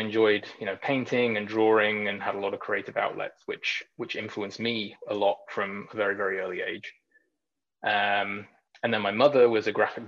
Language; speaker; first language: English; native; English